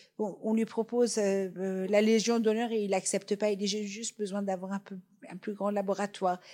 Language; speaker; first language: French; non-native, fluent; Persian